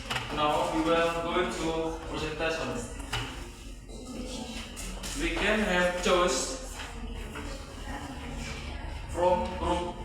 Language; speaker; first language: English; non-native, learner; Indonesian